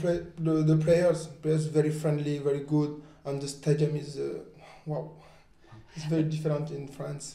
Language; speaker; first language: English; non-native, learner; French